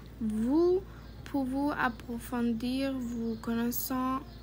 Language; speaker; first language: French; non-native, learner; Spanish